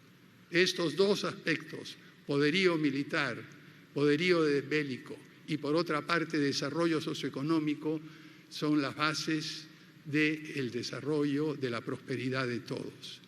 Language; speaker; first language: Spanish; native; Spanish